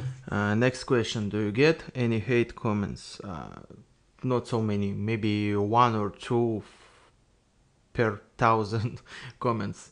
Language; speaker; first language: English; non-native, learner; Russian